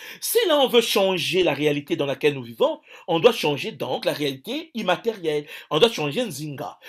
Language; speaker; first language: French; non-native, local second language; Kongo